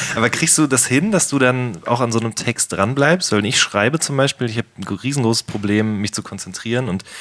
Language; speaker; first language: German; native; German